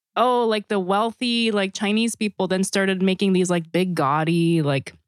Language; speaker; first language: English; non-native, fluent; Korean